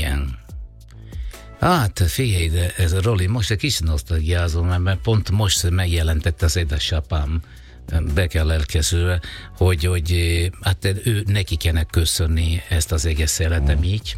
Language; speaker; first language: Hungarian; non-native, fluent; Italian